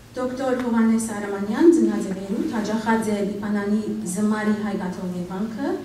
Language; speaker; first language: Armenian; early bilingual, heritage; Armenian